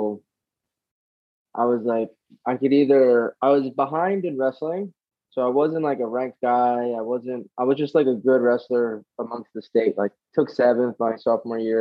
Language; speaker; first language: English; native; English